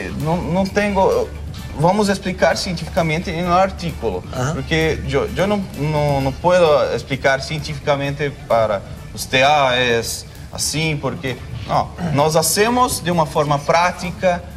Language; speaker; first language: Spanish; non-native, local second language; Portuguese